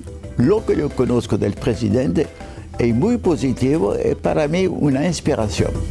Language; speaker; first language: Spanish; non-native, fluent; French